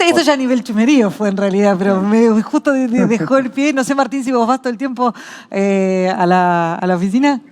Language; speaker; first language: Spanish; native; Spanish